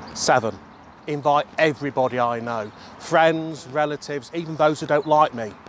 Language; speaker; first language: English; native; English